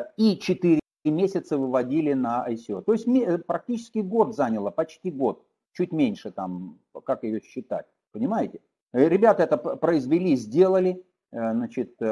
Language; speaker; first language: Russian; native; Russian